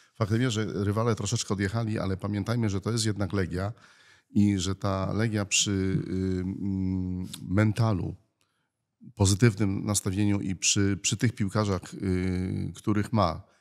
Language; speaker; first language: Polish; native; Polish